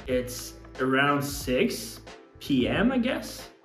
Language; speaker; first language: English; non-native, fluent; Russian